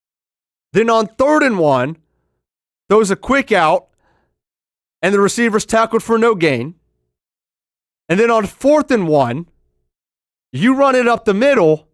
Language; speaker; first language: English; native; English